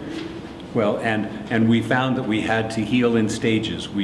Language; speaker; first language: English; native; English